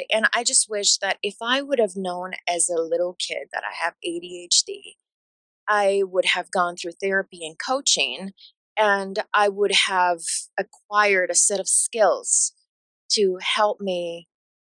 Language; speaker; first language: English; non-native, fluent; Spanish